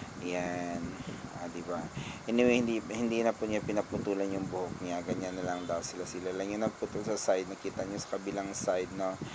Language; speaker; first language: Filipino; non-native, local second language; Cebuano